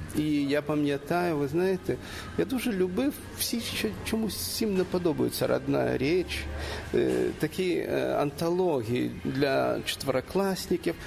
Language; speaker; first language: Ukrainian; non-native, local second language; Russian